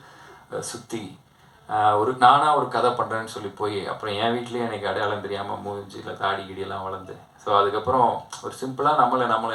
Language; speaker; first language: Tamil; native; Tamil